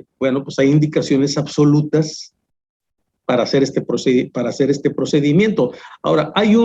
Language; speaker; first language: Spanish; native; Spanish